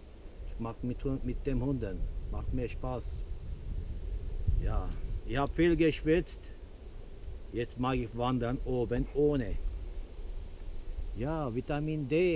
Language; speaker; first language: German; non-native, fluent; Turkish